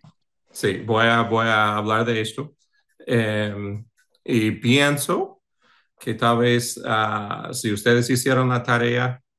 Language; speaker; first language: Spanish; non-native, fluent; English